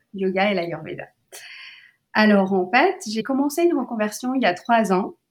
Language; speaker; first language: French; early bilingual, other home language; Sinhala